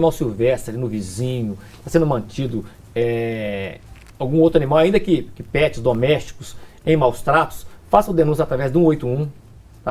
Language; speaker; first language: Portuguese; native; Portuguese